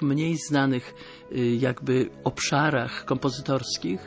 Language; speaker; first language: Polish; native; Polish